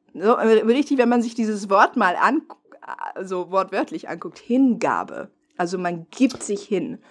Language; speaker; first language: German; non-native, fluent; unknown